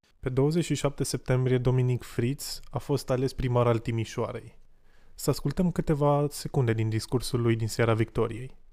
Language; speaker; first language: Romanian; native; Romanian